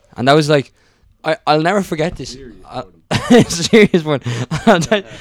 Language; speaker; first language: English; early bilingual, other home language; Italian